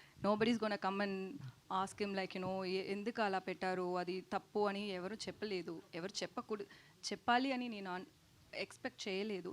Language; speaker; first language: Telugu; non-native, learner; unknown